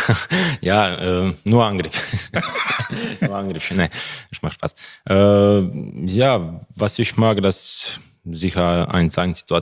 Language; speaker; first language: German; non-native, learner; Croatian